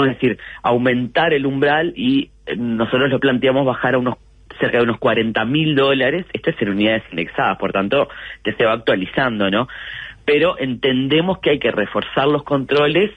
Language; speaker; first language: Spanish; native; Spanish